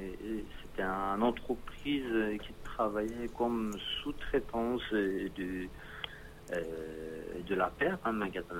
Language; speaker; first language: French; non-native, learner; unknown